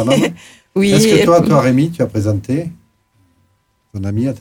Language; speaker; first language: French; native; French